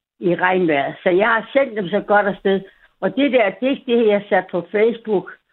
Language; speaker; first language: Danish; native; Danish